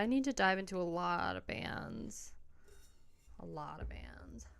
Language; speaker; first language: English; native; English